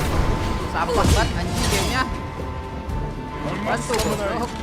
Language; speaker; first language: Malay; non-native, local second language; Sundanese